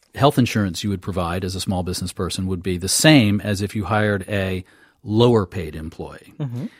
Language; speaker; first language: English; native; English